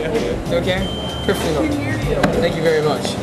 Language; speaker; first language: English; native; English